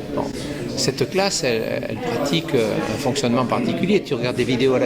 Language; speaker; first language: French; native; French